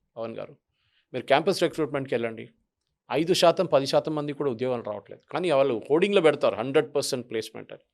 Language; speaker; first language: Telugu; non-native, local second language; Malayalam